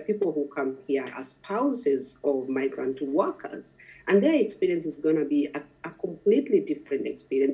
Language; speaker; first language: English; non-native, local second language; Masai